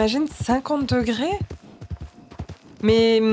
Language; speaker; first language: French; native; French